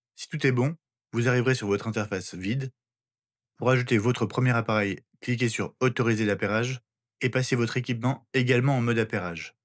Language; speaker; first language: French; native; French